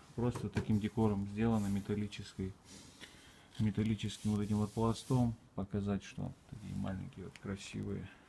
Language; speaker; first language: Russian; native; Russian